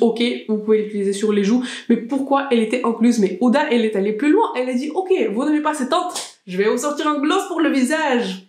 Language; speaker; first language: French; native; French